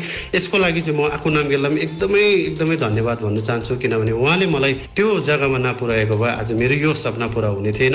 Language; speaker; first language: Nepali; native; Nepali